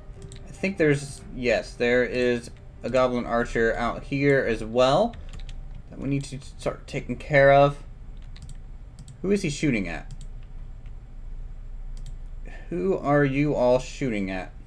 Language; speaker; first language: English; native; English